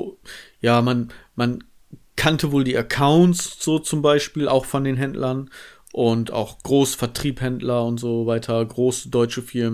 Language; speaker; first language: German; native; German